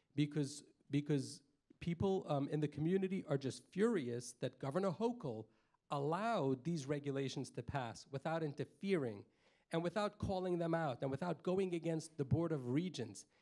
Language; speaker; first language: English; native; English